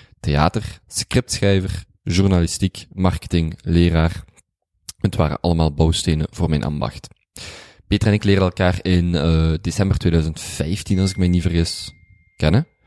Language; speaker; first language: Dutch; native; Dutch